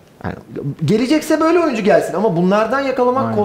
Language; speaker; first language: Turkish; native; Turkish